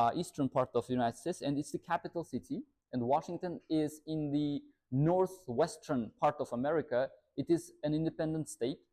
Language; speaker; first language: English; non-native, fluent; Uzbek